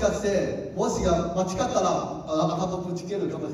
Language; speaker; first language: Japanese; non-native, learner; Cantonese